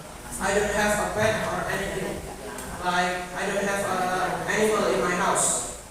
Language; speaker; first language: English; non-native, learner; Indonesian